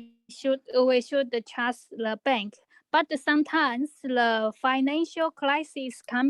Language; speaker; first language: English; non-native, learner; Chinese